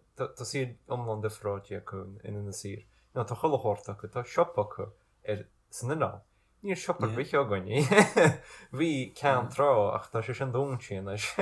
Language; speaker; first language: Irish; native; Irish